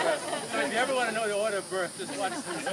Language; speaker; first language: English; native; English